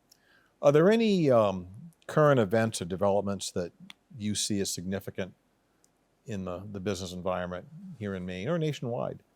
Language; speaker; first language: English; native; English